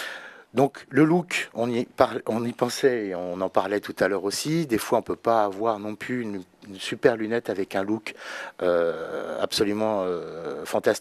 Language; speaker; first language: French; native; French